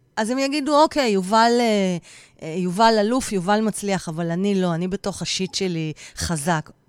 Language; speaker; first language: Hebrew; native; Hebrew